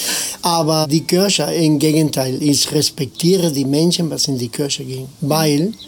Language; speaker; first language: German; non-native, fluent; Spanish